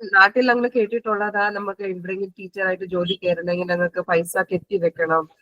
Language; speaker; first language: Malayalam; non-native, local second language; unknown